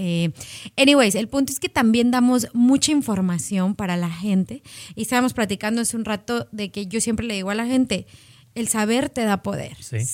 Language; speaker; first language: Spanish; native; Spanish